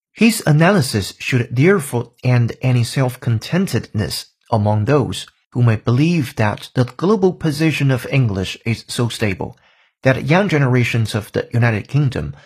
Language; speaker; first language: English; non-native, fluent; Chinese